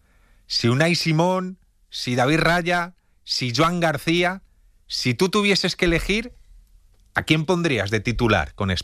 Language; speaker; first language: Spanish; native; Spanish